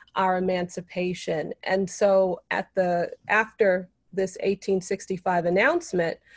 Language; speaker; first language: English; native; English